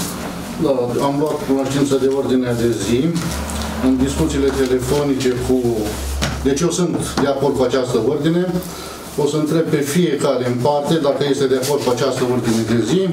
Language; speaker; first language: Romanian; native; Romanian